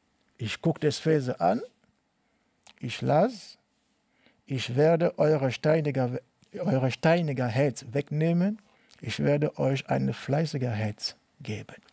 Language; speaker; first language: German; non-native, learner; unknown